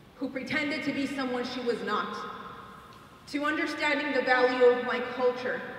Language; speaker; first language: English; early bilingual, other home language; Spanish